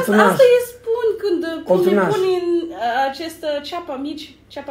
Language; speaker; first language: Romanian; non-native, learner; Malagasy